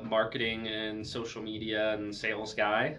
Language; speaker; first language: English; native; English